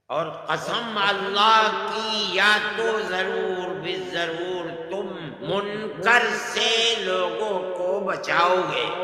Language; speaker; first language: Urdu; native; Urdu